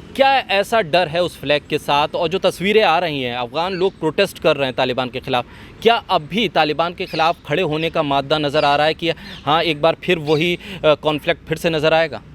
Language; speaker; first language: Hindi; native; Hindi